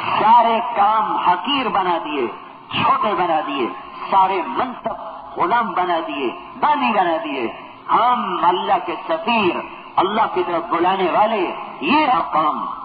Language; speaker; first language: Urdu; non-native, local second language; Punjabi